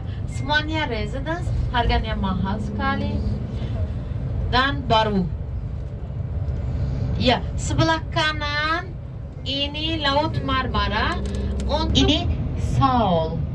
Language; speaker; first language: Indonesian; non-native, fluent; Turkish